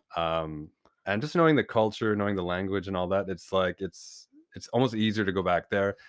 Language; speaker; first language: English; native; English